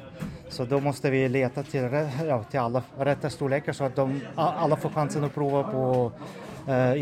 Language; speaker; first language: Swedish; non-native, fluent; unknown